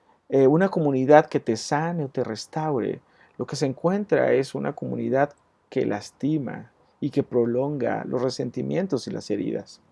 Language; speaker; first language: Spanish; native; Spanish